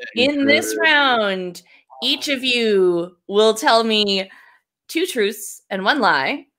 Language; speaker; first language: English; native; English